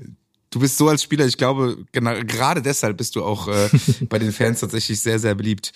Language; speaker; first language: German; native; German